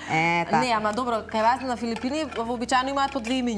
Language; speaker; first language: Macedonian; native; Macedonian